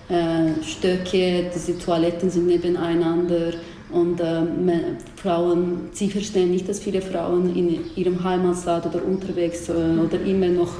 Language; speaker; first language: German; non-native, learner; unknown